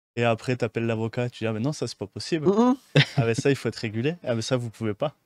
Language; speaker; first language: French; native; French